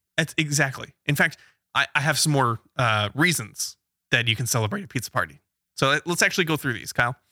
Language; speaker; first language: English; native; English